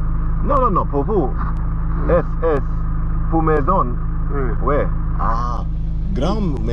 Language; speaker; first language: French; non-native, learner; English